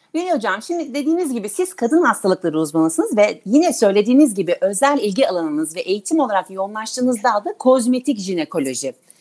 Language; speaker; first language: Turkish; native; Turkish